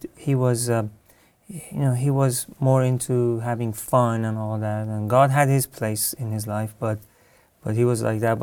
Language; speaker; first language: English; non-native, fluent; Persian